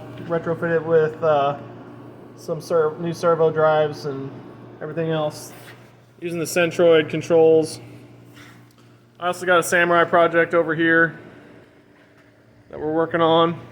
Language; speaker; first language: English; native; English